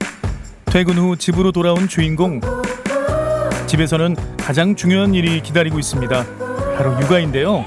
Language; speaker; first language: Korean; native; Korean